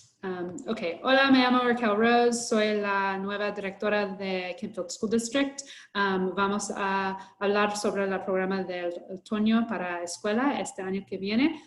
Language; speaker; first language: Spanish; non-native, learner; English